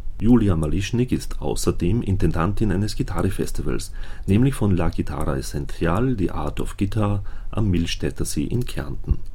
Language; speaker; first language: German; native; German